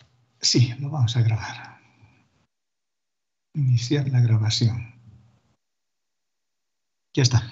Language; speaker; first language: Spanish; native; Spanish